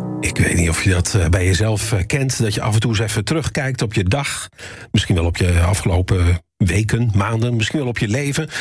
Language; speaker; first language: Dutch; native; Dutch